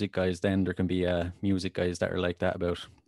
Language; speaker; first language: English; native; English